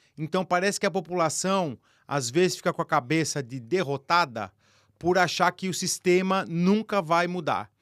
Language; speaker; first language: Portuguese; native; Portuguese